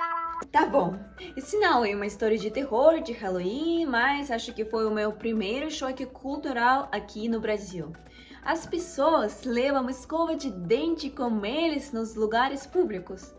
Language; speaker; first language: Portuguese; non-native, fluent; Russian